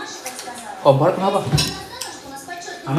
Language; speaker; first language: Indonesian; native; Indonesian